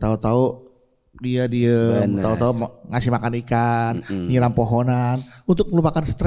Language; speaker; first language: Indonesian; native; Indonesian